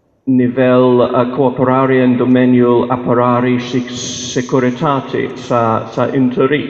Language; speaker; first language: Romanian; non-native, fluent; English